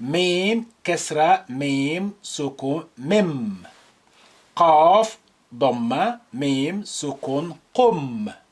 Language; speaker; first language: Arabic; non-native, fluent; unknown